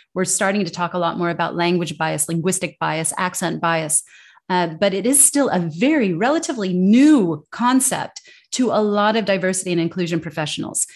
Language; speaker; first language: English; native; English